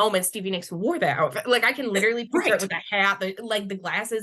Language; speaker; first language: English; native; English